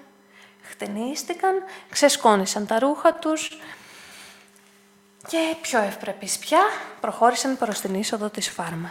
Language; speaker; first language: Greek; native; Greek